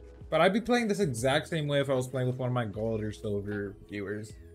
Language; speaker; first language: English; early bilingual, other home language; Spanish